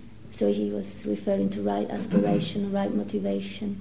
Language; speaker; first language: English; non-native, fluent; Italian